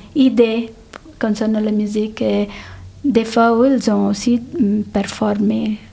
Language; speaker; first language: French; non-native, fluent; Telugu